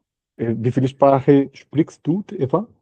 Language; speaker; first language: German; non-native, learner; Spanish